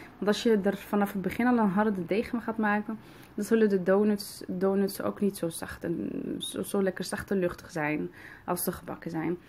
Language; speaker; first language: Dutch; early bilingual, other home language; Arabic